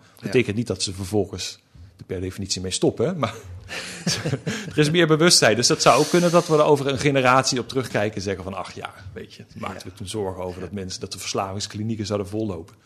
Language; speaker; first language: Dutch; native; Dutch